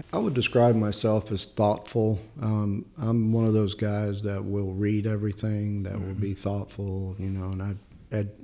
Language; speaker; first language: English; early bilingual, other home language; Italian